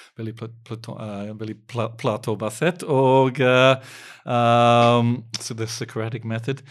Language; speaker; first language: Norwegian; non-native, fluent; English